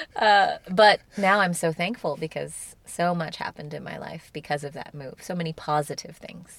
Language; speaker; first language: English; native; English